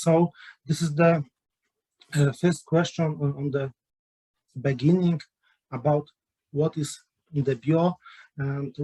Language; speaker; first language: English; non-native, learner; Polish